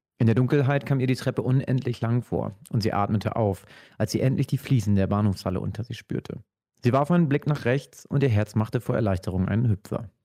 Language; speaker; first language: German; native; German